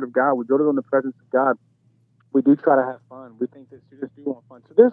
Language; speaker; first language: English; native; English